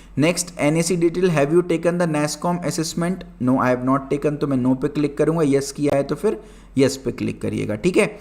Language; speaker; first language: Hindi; native; Hindi